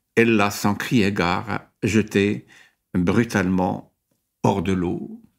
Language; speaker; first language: French; non-native, local second language; Arabic